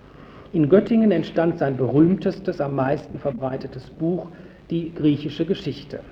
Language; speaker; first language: German; native; German